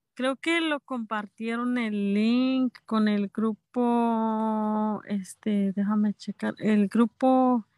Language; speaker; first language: Spanish; non-native, local second language; Kʼicheʼ